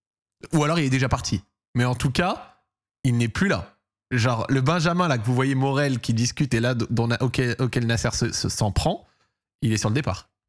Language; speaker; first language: French; native; French